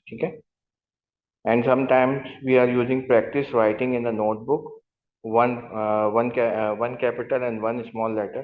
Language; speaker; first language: English; non-native, learner; Urdu